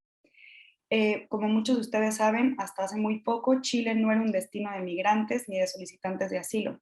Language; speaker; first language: Spanish; native; Spanish